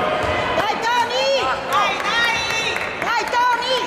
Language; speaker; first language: Italian; native; Italian